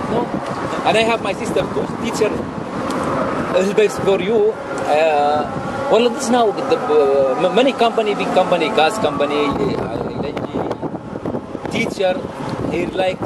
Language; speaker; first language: English; non-native, learner; Arabic